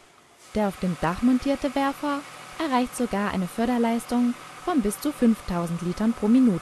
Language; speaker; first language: German; native; German